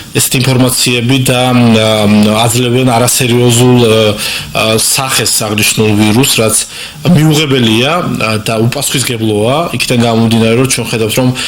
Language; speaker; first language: Georgian; non-native, local second language; Azerbaijani